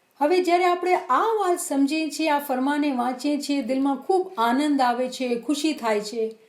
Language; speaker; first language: Gujarati; early bilingual, heritage; Gujarati